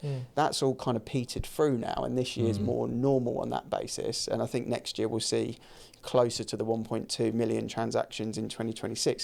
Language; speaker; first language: English; native; English